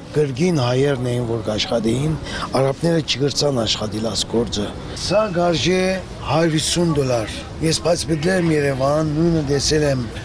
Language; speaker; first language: Armenian; early bilingual, heritage; Armenian